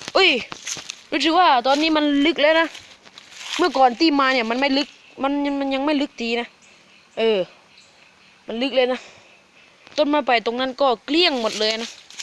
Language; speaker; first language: Thai; native; Thai